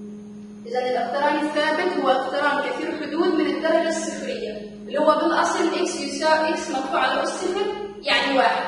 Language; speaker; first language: Arabic; native; Arabic